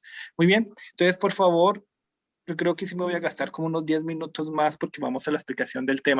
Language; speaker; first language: Spanish; native; Spanish